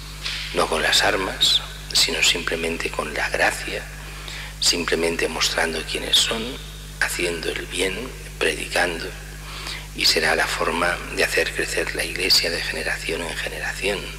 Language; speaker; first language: Spanish; native; Spanish